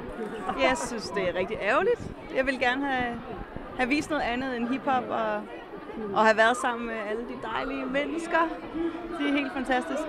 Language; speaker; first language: Danish; native; Danish